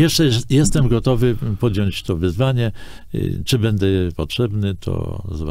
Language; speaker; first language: Polish; native; Polish